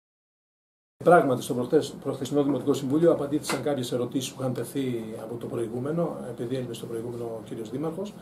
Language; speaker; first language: Greek; native; Greek